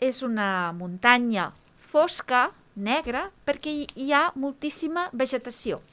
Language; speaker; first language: Catalan; native; Catalan